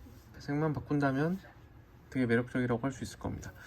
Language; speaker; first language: Korean; native; Korean